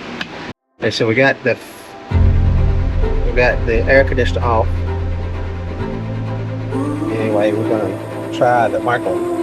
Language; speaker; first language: English; native; English